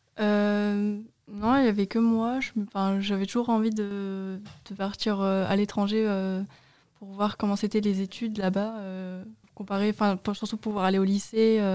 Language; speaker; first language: French; native; French